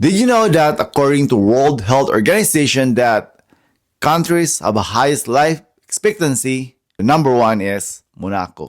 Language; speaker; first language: English; non-native, fluent; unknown